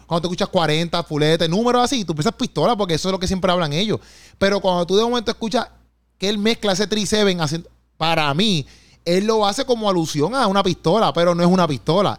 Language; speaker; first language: Spanish; native; Spanish